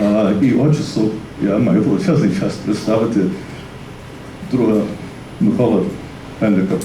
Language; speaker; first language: Ukrainian; early bilingual, heritage; English